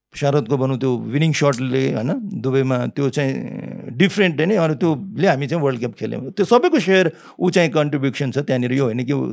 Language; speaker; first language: Nepali; early bilingual, heritage; Nepali